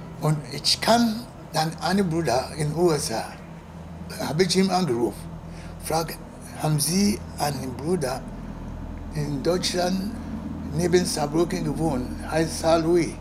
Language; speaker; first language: German; non-native, learner; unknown